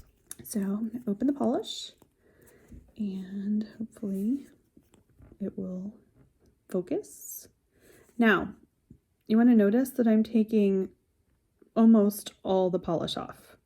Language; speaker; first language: English; native; English